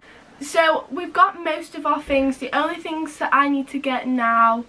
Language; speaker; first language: English; native; English